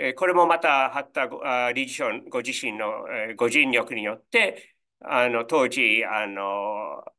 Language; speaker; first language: Japanese; non-native, fluent; English